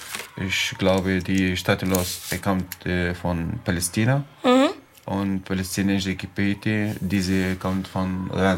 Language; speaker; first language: German; non-native, learner; Arabic